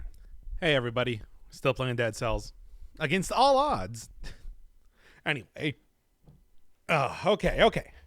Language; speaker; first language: English; native; English